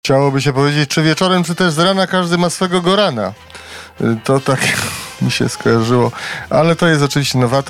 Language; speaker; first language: Polish; native; Polish